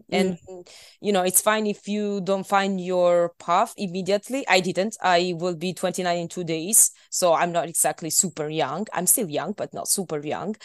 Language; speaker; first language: English; non-native, fluent; Italian